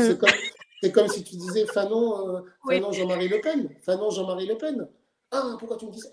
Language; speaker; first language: French; native; French